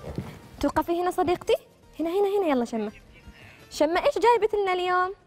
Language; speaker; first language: Arabic; native; Arabic